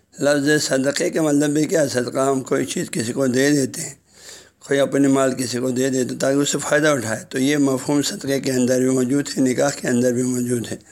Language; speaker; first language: Urdu; non-native, local second language; Balti